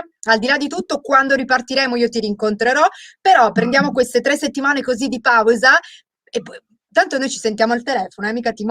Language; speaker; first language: Italian; native; Italian